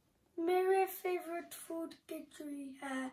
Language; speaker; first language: Hindi; early bilingual, heritage; Hindi